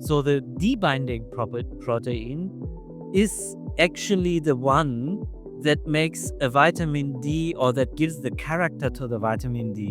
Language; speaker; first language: English; non-native, fluent; German